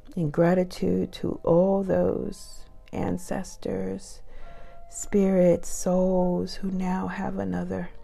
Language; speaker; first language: English; native; English